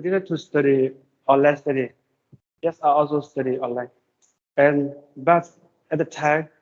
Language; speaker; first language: English; non-native, learner; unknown